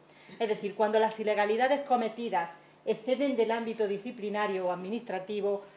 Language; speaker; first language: Spanish; native; Spanish